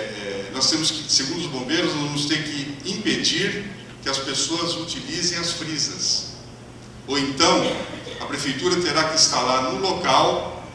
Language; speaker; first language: Portuguese; native; Portuguese